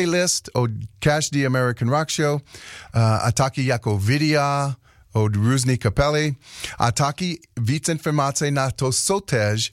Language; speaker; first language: Czech; non-native, learner; English